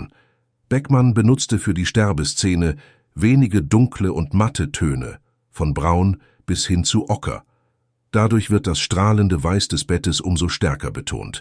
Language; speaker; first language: German; native; German